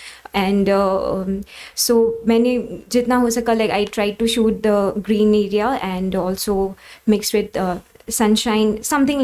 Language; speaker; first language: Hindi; non-native, local second language; Assamese